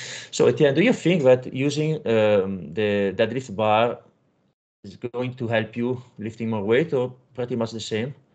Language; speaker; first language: English; non-native, fluent; Italian